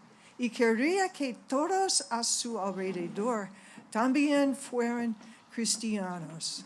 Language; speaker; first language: Spanish; non-native, fluent; English